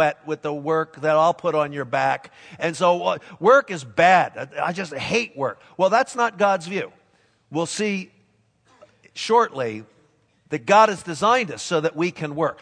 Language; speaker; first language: English; native; English